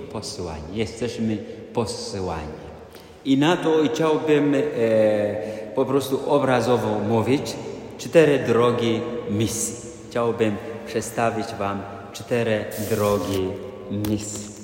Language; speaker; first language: Polish; non-native, fluent; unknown